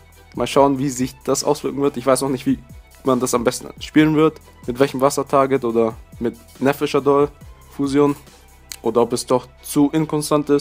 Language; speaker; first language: German; native; German